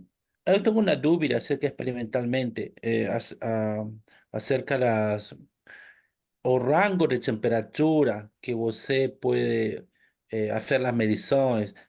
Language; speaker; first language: Spanish; non-native, local second language; Portuguese